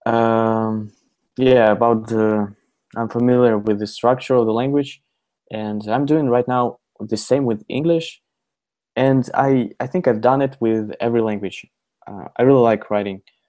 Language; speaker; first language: English; non-native, fluent; Russian